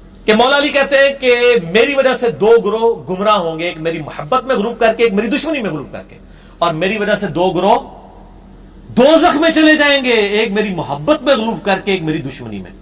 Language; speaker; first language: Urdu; non-native, local second language; Punjabi